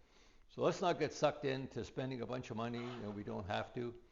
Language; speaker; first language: English; native; English